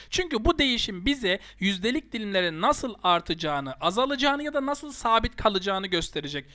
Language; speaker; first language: Turkish; native; Turkish